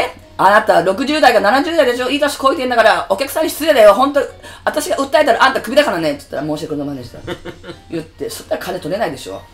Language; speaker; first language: Japanese; native; Japanese